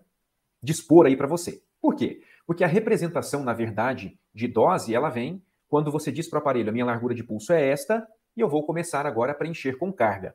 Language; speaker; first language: Portuguese; native; Portuguese